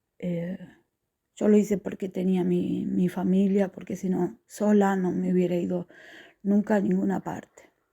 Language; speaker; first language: Spanish; native; Spanish